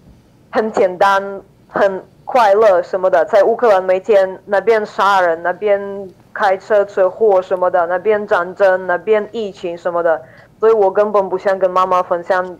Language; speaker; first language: Chinese; non-native, fluent; Ukrainian